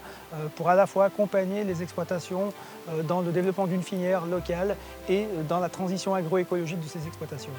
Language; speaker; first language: French; native; French